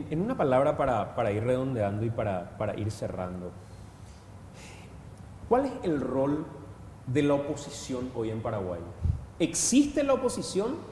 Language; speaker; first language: Spanish; native; Spanish